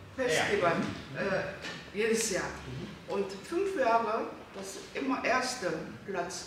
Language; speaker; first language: German; non-native, learner; Korean